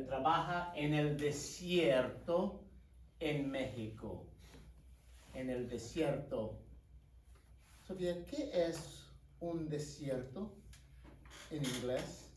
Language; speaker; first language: Spanish; non-native, fluent; English